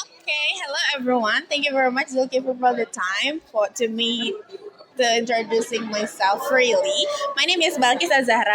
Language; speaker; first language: English; non-native, learner; Indonesian